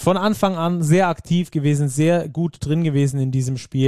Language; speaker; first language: German; native; German